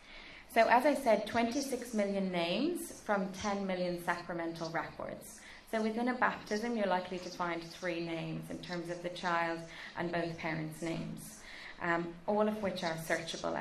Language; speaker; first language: English; native; English